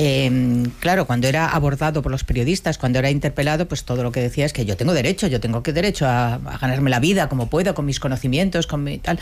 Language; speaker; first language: Spanish; native; Spanish